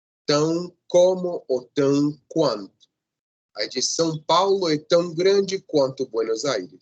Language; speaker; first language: Portuguese; non-native, fluent; Spanish